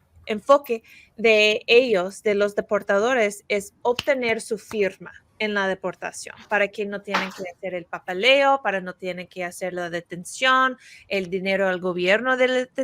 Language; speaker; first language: Spanish; non-native, fluent; English